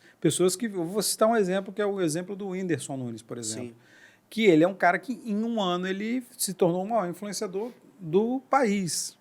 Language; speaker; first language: Portuguese; native; Portuguese